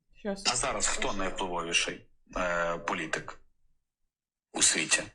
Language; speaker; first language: Russian; native; Russian